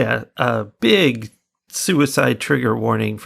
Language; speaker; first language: English; native; English